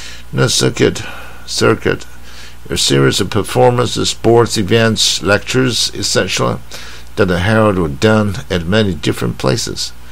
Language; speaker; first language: English; non-native, fluent; Chinese